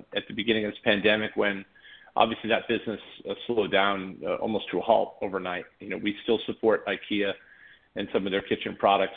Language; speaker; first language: English; native; English